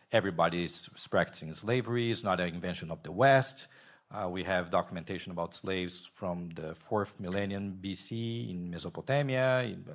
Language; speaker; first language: English; non-native, fluent; Portuguese